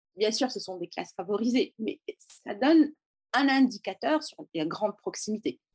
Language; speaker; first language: French; native; French